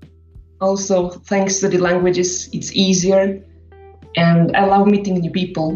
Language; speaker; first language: English; non-native, fluent; Slovak